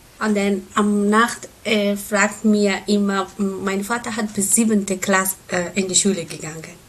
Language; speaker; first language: German; non-native, learner; Persian